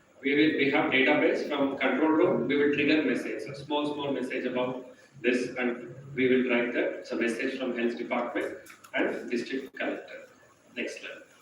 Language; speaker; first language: English; non-native, local second language; Telugu